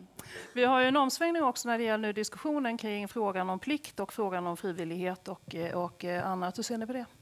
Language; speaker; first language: Swedish; native; Swedish